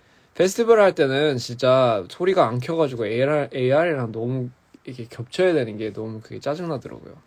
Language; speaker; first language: Korean; early bilingual, heritage; English